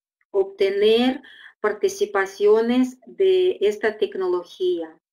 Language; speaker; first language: Spanish; non-native, fluent; Russian